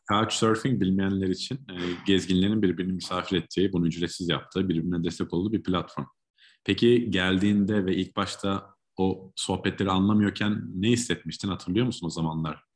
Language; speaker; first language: Turkish; native; Turkish